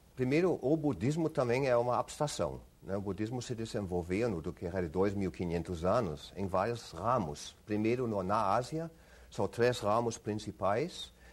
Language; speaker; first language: Portuguese; non-native, fluent; German